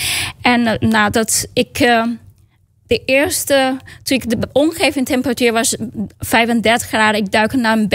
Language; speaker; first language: Dutch; non-native, learner; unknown